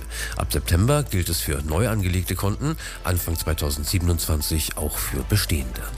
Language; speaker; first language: German; native; German